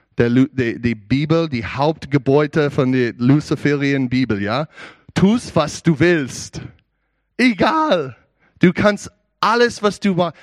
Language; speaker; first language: German; non-native, learner; English